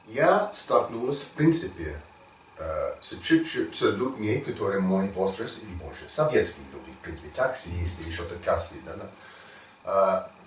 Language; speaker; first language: Russian; non-native, learner; English